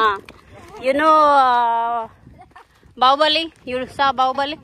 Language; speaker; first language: Hindi; non-native, local second language; Telugu